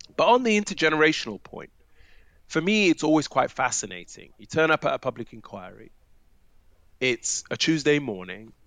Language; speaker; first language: English; native; English